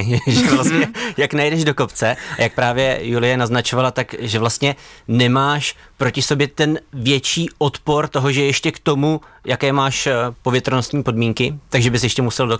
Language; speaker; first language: Czech; native; Czech